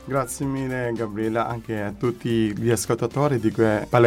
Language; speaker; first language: Italian; non-native, learner; Filipino